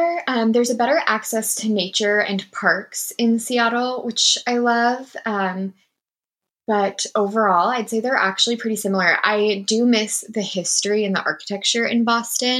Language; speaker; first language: English; native; English